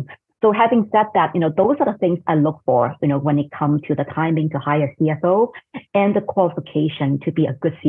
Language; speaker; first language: English; non-native, fluent; Cantonese